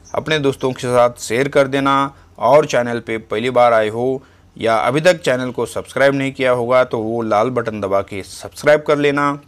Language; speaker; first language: Hindi; non-native, local second language; Marathi